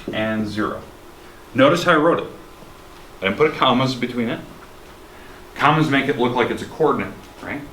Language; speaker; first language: English; native; English